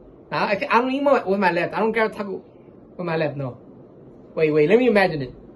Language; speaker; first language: English; early bilingual, other home language; Spanish